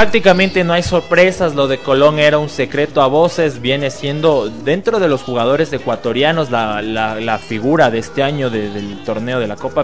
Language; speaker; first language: Spanish; native; Spanish